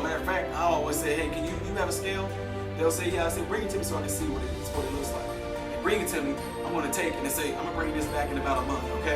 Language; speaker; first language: English; native; English